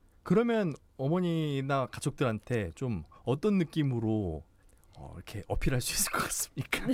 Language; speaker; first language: Korean; native; Korean